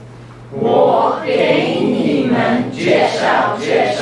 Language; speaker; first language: Chinese; non-native, learner; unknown